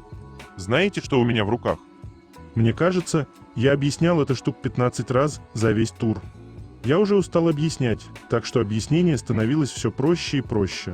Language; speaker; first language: Russian; native; Russian